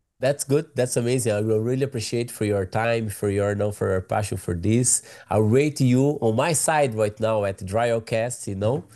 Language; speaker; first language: English; non-native, learner; Portuguese